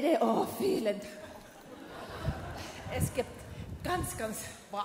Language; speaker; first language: German; non-native, learner; Finnish